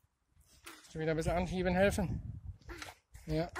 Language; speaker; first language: German; native; German